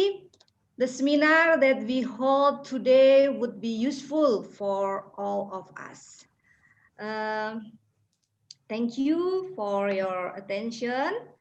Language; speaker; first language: English; non-native, fluent; Indonesian